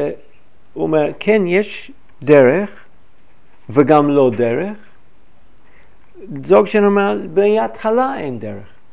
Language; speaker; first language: Hebrew; non-native, fluent; English